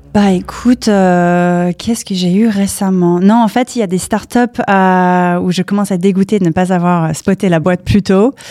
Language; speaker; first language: French; non-native, fluent; English